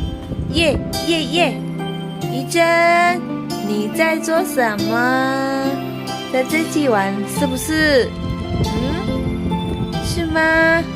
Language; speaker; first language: Chinese; non-native, fluent; Indonesian